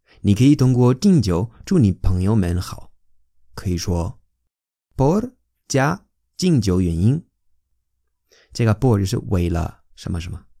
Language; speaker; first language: Chinese; non-native, fluent; Spanish